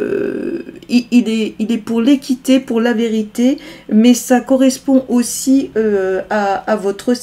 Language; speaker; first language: French; native; French